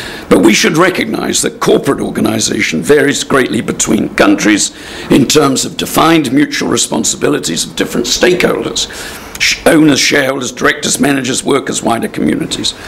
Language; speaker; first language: English; native; English